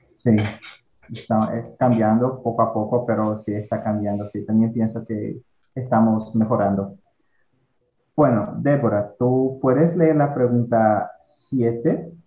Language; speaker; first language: Spanish; non-native, fluent; Portuguese